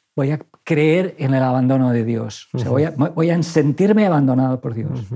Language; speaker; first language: Spanish; native; Spanish